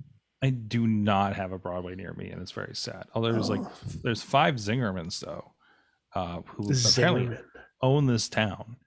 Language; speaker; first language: English; native; English